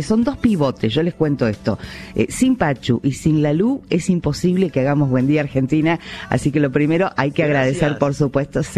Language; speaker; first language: Spanish; native; Spanish